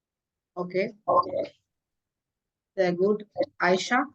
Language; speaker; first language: German; non-native, fluent; Hindi